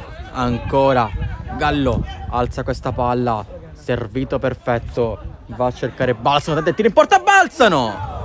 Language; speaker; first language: Italian; native; Italian